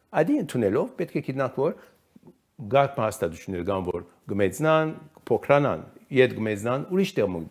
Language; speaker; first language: Armenian; early bilingual, heritage; Armenian